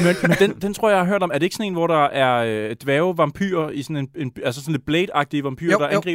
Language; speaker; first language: Danish; native; Danish